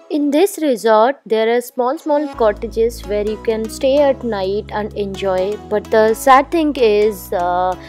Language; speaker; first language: English; non-native, local second language; Odia